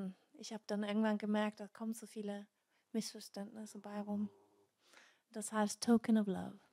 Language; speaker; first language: German; non-native, fluent; Danish